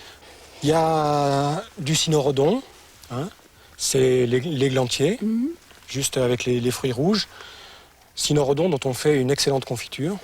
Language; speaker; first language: French; native; French